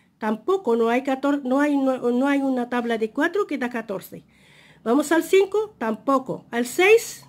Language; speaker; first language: Spanish; non-native, fluent; Arabic